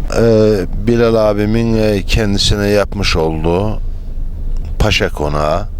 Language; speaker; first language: Turkish; native; Turkish